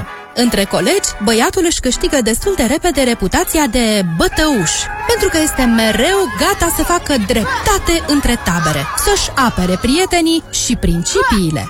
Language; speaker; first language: Romanian; native; Romanian